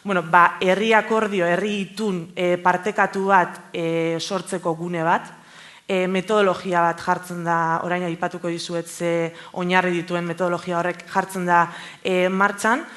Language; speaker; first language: Basque; native; Basque